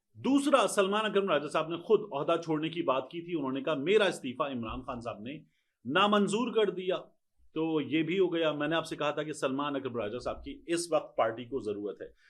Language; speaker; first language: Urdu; native; Urdu